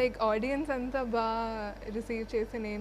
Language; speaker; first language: Telugu; non-native, fluent; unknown